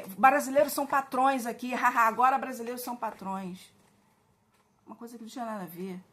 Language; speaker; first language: Portuguese; native; Portuguese